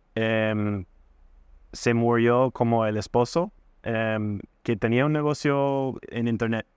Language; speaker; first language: Spanish; non-native, fluent; English